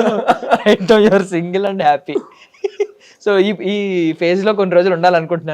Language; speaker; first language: Telugu; native; Telugu